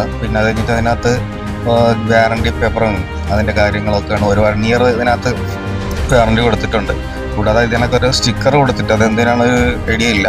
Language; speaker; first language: Malayalam; native; Malayalam